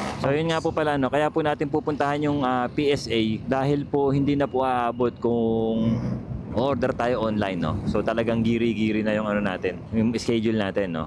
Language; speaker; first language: Filipino; native; Filipino